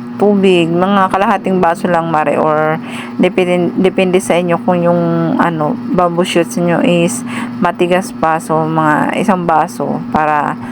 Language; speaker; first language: Filipino; non-native, local second language; Iloko